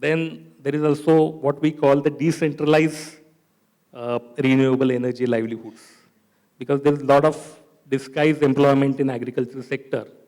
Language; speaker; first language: English; non-native, local second language; Marathi